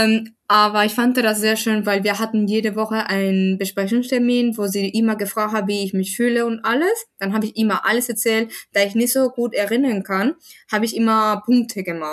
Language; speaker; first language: German; non-native, fluent; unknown